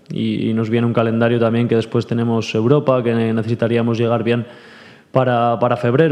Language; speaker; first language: Spanish; native; Spanish